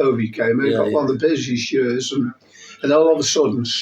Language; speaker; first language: English; native; English